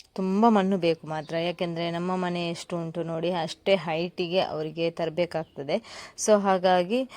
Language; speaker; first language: Kannada; native; Kannada